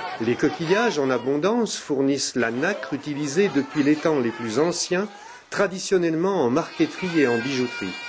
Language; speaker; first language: French; native; French